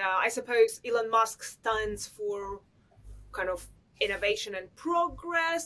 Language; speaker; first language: English; non-native, fluent; Russian